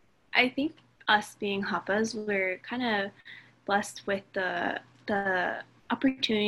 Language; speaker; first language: English; native; English